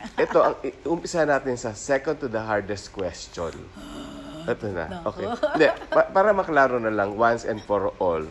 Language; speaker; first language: Filipino; native; Filipino